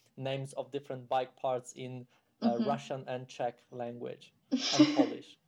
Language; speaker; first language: English; non-native, fluent; Polish